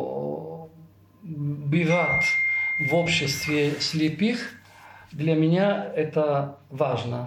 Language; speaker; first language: Russian; non-native, fluent; Italian